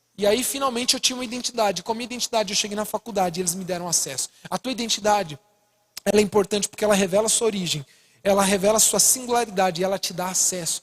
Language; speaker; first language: Portuguese; early bilingual, other home language; Spanish